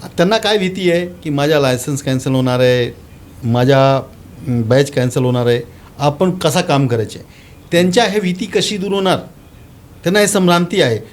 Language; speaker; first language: Marathi; non-native, local second language; Hindi